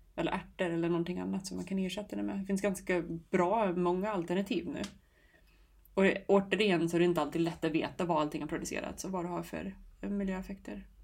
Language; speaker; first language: Swedish; non-native, fluent; English